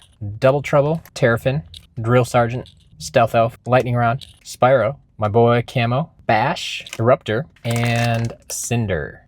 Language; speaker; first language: English; native; English